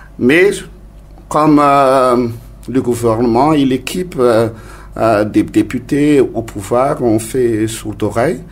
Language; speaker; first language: French; non-native, local second language; Malagasy